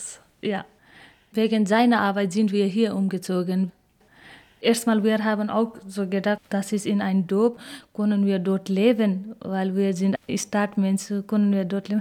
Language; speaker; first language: German; non-native, learner; Nepali